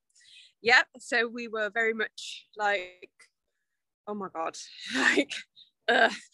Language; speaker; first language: English; native; English